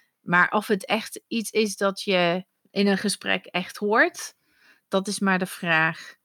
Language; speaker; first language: Dutch; non-native, fluent; English